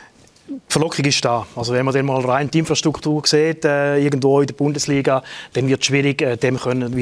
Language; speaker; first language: German; native; German